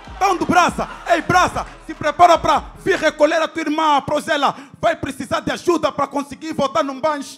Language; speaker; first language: Portuguese; native; Portuguese